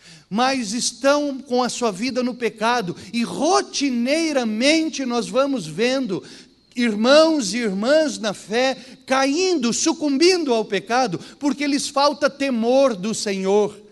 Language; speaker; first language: Portuguese; native; Portuguese